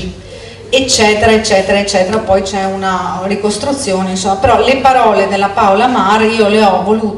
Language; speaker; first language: Italian; native; Italian